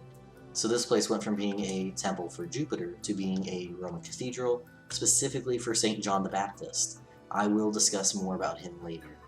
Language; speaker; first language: English; native; English